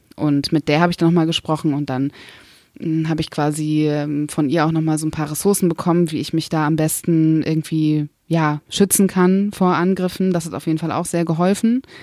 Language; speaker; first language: German; early bilingual, other home language; Kurdish